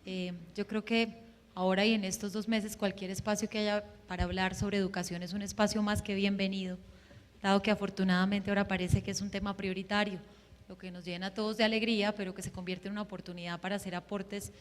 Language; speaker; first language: Spanish; native; Spanish